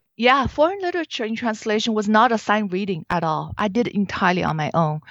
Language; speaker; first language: English; non-native, fluent; Chinese